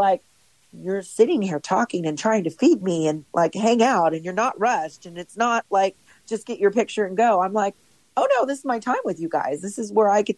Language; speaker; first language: English; native; English